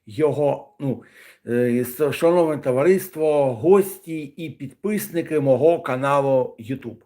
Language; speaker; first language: Ukrainian; non-native, local second language; Russian